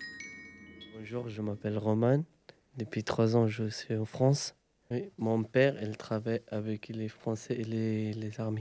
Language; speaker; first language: French; non-native, learner; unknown